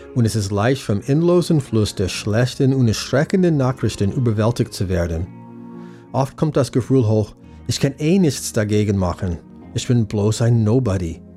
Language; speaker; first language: German; non-native, fluent; English